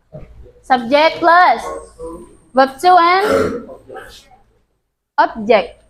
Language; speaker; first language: English; non-native, learner; Indonesian